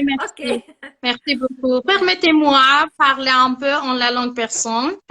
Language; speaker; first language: French; non-native, learner; Persian